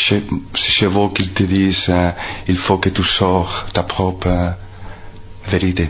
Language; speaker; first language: French; non-native, fluent; Spanish